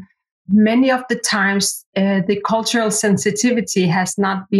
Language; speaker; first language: English; non-native, fluent; Kalaallisut